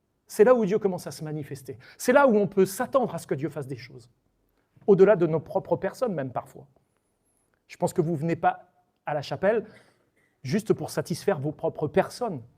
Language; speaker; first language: French; native; French